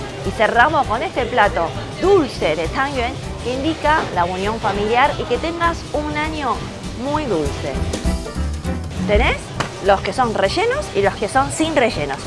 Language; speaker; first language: Spanish; early bilingual, other home language; Chinese